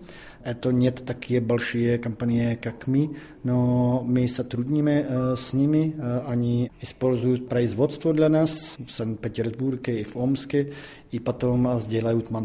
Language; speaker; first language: Russian; non-native, fluent; Czech